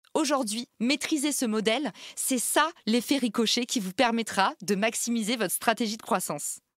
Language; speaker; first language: French; native; French